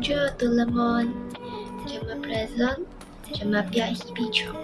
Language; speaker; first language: French; non-native, learner; Chinese